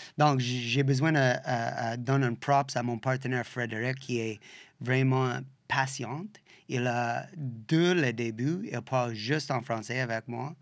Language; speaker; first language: French; non-native, local second language; English